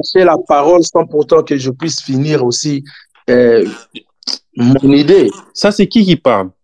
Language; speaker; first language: French; non-native, local second language; Lingala